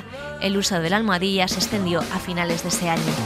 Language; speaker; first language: Spanish; native; Spanish